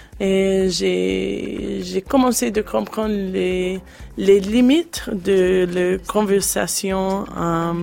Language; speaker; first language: French; non-native, learner; English